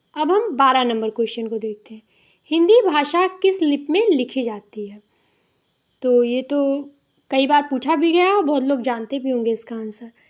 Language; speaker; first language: Hindi; native; Hindi